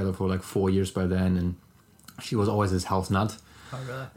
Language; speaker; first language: English; non-native, fluent; German